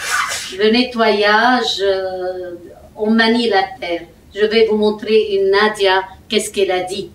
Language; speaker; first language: French; non-native, fluent; Arabic